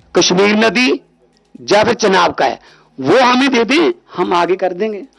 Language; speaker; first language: Hindi; non-native, local second language; Punjabi